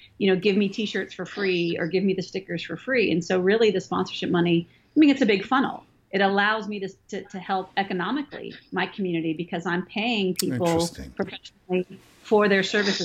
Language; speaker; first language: English; native; English